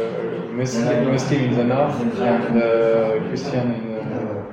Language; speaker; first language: English; non-native, learner; French